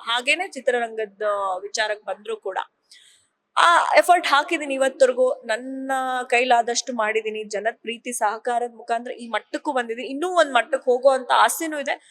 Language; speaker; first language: Kannada; native; Kannada